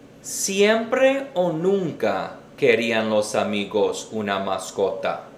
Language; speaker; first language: Spanish; non-native, fluent; English